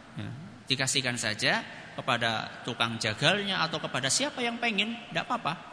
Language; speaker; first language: Indonesian; non-native, local second language; Javanese